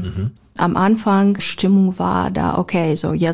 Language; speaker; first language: German; non-native, learner; Ukrainian